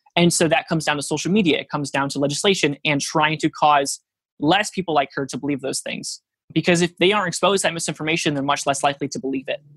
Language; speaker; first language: English; native; English